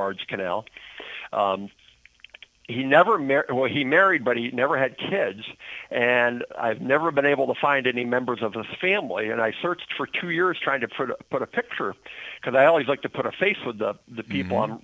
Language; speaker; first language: English; native; English